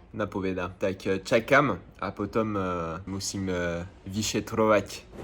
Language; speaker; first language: Slovak; non-native, learner; French